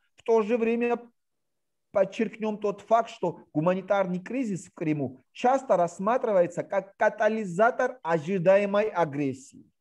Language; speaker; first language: Russian; non-native, local second language; Georgian